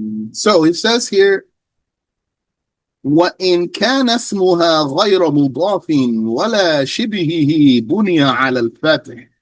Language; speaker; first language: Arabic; non-native, fluent; English